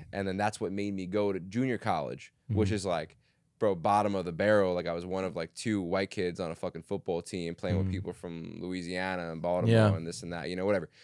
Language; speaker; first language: English; native; English